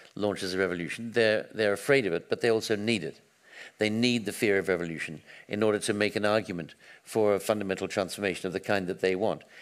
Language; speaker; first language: English; native; English